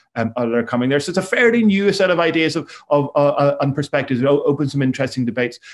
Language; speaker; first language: English; native; English